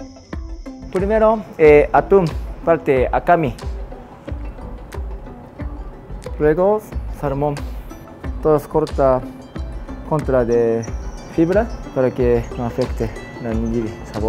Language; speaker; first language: Spanish; non-native, learner; Japanese